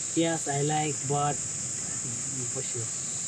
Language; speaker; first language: English; non-native, learner; Nepali